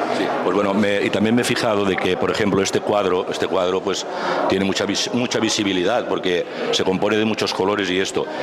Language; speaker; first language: Spanish; non-native, local second language; Catalan